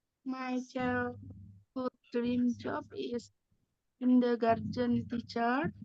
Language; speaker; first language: English; non-native, learner; Indonesian